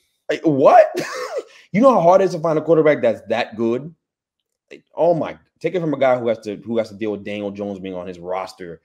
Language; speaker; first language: English; native; English